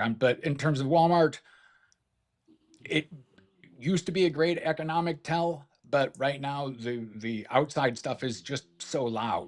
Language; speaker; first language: English; native; English